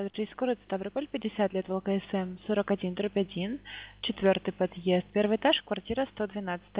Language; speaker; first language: Russian; native; Russian